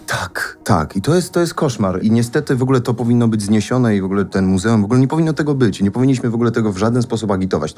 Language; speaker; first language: Polish; non-native, fluent; Georgian